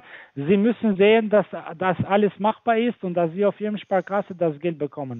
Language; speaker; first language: German; non-native, fluent; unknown